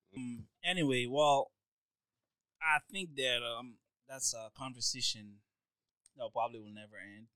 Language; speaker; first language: English; non-native, fluent; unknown